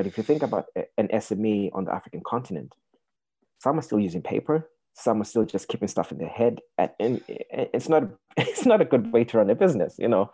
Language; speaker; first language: English; non-native, local second language; Shona